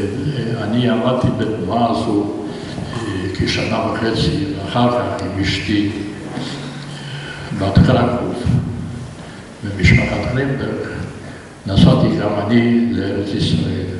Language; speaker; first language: Hebrew; non-native, fluent; Polish